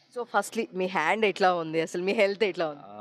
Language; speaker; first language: Telugu; native; Telugu